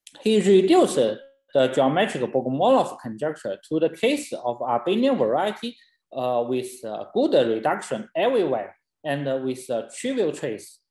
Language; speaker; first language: English; non-native, fluent; Chinese